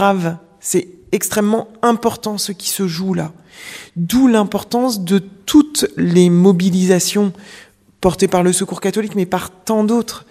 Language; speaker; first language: French; native; French